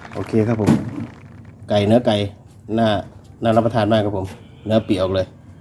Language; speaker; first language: Thai; native; Thai